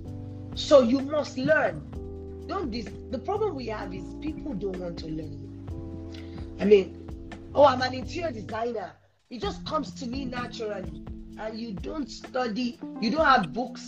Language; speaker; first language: English; non-native, local second language; Yoruba